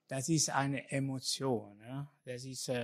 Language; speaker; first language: German; non-native, learner; Italian